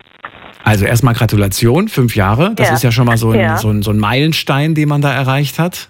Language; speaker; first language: German; native; German